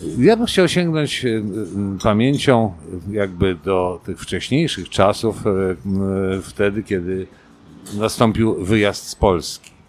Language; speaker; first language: Polish; native; Polish